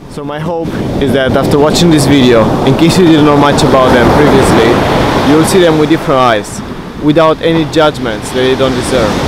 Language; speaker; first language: English; non-native, fluent; Italian